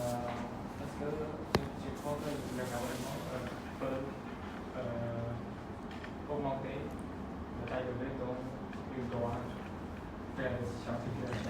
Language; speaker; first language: French; non-native, learner; Khmer